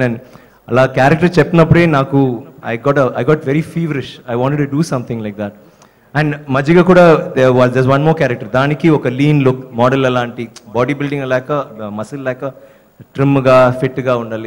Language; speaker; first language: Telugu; non-native, fluent; Tamil